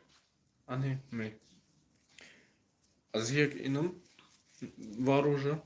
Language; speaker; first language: German; early bilingual, other home language; Kurdish